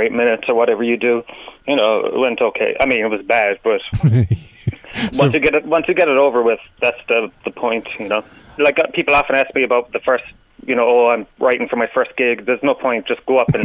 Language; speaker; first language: English; native; English